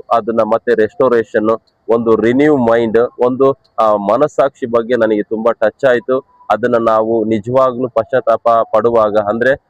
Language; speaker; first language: Kannada; native; Kannada